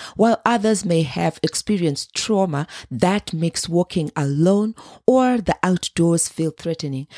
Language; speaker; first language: English; non-native, local second language; Shona